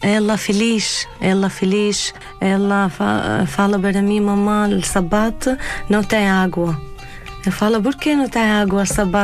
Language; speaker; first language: Portuguese; non-native, learner; Arabic